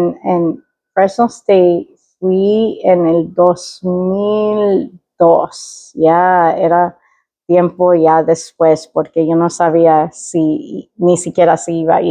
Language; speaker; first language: Spanish; early bilingual, heritage; Spanish